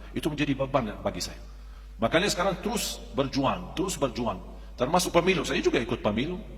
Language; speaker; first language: Indonesian; non-native, fluent; Arabic